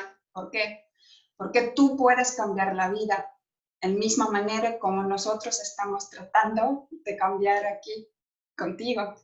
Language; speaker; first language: Spanish; non-native, fluent; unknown